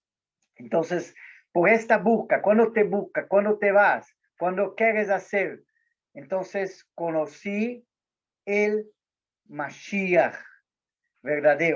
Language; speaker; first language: Spanish; non-native, learner; Portuguese